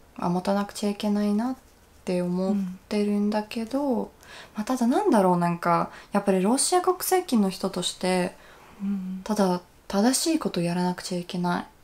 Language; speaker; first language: Japanese; non-native, fluent; Russian